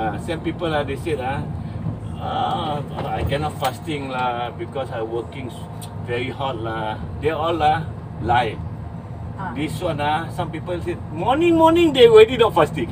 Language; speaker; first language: English; non-native, local second language; Malay